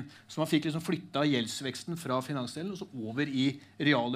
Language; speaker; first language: Norwegian; native; Norwegian